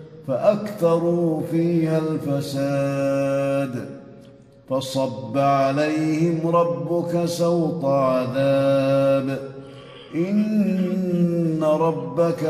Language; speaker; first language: Arabic; native; Arabic